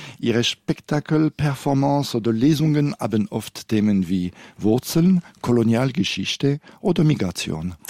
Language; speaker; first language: German; non-native, local second language; French